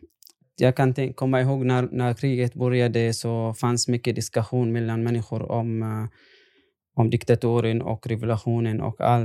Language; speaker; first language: Swedish; non-native, fluent; Arabic